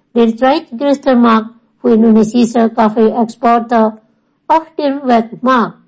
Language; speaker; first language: German; non-native, fluent; Indonesian